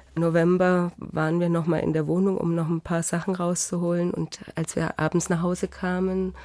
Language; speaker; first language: German; native; German